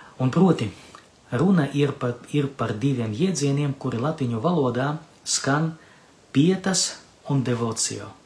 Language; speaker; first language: Latvian; non-native, local second language; Russian